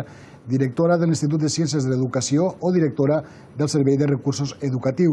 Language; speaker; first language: Catalan; native; Catalan